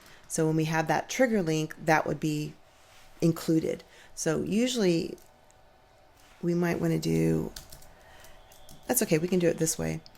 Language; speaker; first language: English; native; English